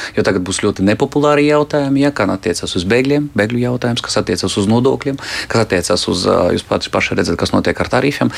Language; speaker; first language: Latvian; non-native, local second language; Russian